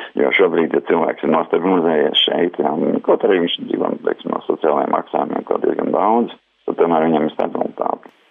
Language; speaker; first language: Latvian; non-native, local second language; Russian